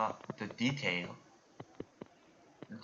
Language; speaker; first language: English; non-native, learner; Korean